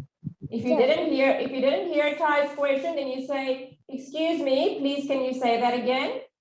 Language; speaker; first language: English; non-native, fluent; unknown